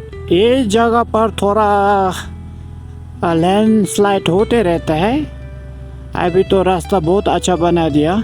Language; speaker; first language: Hindi; non-native, fluent; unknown